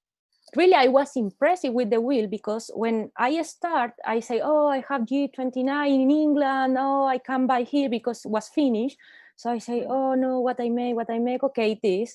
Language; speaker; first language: English; non-native, learner; Spanish